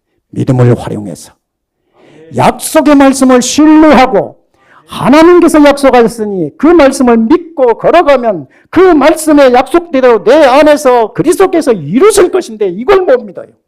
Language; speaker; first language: Korean; native; Korean